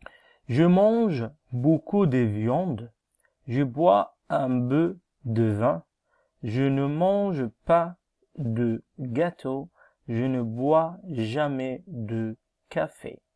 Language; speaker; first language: French; non-native, fluent; Arabic